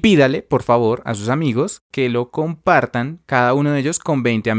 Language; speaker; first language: Spanish; native; Spanish